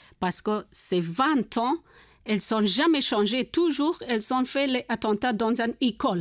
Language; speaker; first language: French; non-native, learner; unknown